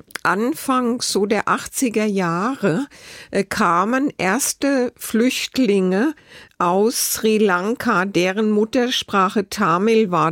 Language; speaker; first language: German; native; German